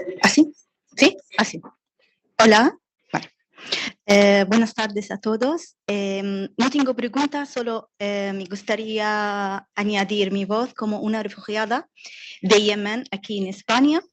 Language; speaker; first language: Spanish; non-native, learner; Arabic